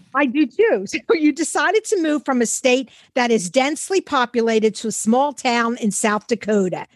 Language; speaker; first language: English; native; English